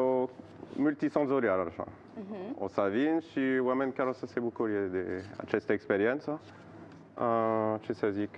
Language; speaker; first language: Romanian; non-native, learner; French